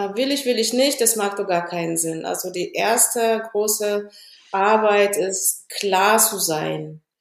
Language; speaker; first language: German; non-native, fluent; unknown